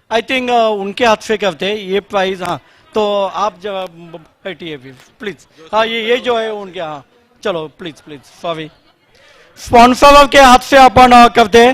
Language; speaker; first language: Hindi; non-native, local second language; Marathi